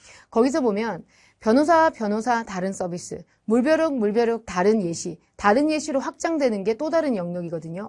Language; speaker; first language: Korean; native; Korean